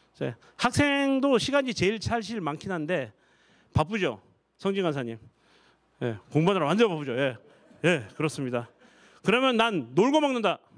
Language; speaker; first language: Korean; native; Korean